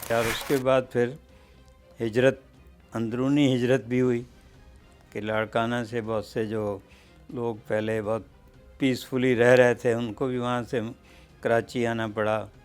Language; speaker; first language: Urdu; native; Urdu